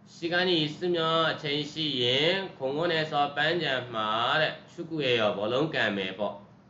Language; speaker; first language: Burmese; native; Burmese